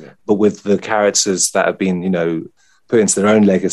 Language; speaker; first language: English; native; English